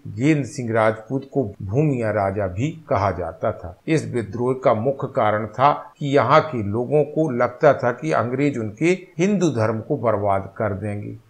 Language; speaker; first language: Hindi; native; Hindi